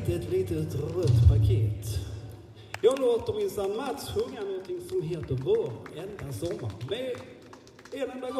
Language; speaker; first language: Swedish; native; Swedish